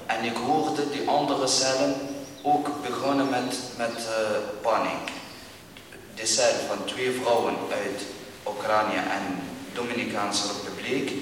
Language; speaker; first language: Dutch; non-native, learner; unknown